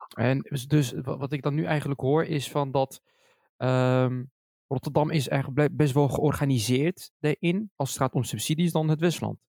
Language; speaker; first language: Dutch; early bilingual, other home language; Arabic